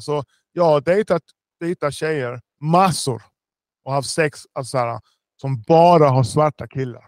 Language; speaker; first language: Swedish; early bilingual, other home language; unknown